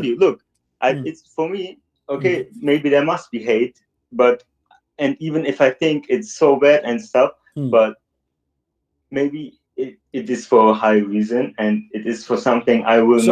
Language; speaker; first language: English; non-native, fluent; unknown